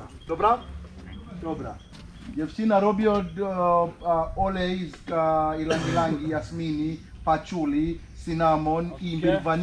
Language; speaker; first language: Polish; non-native, learner; Swahili